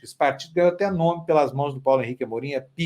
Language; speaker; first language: Portuguese; native; Portuguese